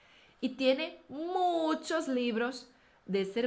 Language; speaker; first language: Spanish; non-native, fluent; Portuguese